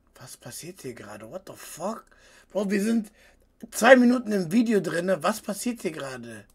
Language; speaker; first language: German; native; German